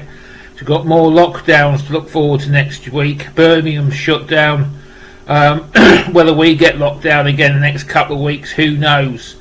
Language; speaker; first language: English; native; English